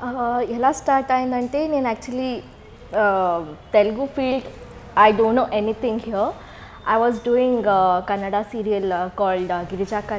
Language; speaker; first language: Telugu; non-native, learner; Kannada